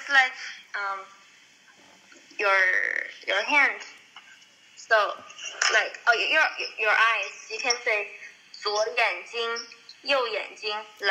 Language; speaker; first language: English; non-native, fluent; Chinese